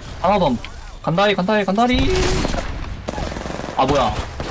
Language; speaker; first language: Korean; native; Korean